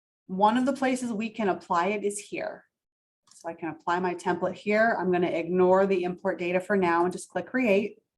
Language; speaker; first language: English; native; English